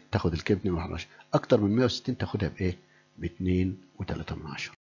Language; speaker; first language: Arabic; native; Arabic